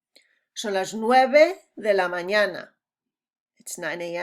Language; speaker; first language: Spanish; non-native, fluent; English